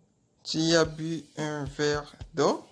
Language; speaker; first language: French; non-native, local second language; Haitian Creole